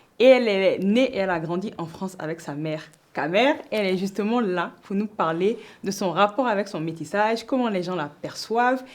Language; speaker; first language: French; native; French